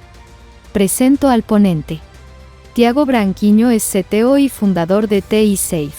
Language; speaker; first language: Spanish; native; Spanish